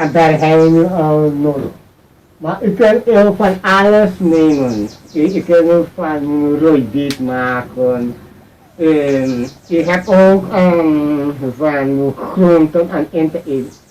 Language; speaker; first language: Dutch; non-native, local second language; Papiamento